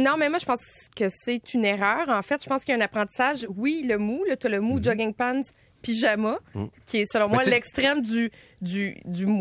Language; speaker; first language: French; native; French